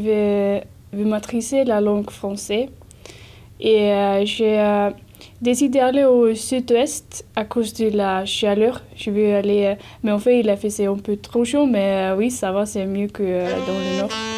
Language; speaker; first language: French; non-native, learner; Icelandic